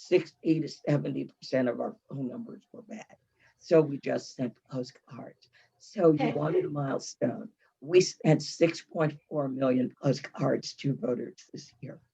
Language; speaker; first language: English; native; English